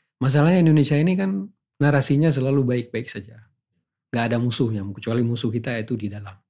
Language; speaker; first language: Indonesian; non-native, local second language; Achinese